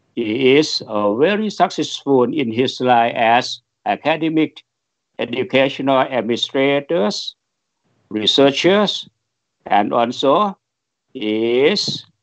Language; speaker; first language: English; non-native, fluent; Thai